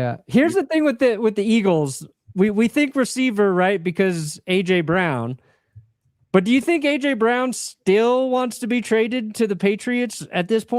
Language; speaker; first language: English; native; English